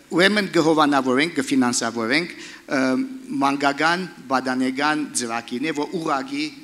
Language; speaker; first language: Armenian; early bilingual, heritage; Armenian